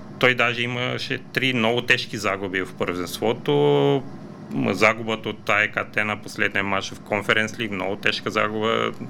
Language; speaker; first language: Bulgarian; non-native, fluent; Romanian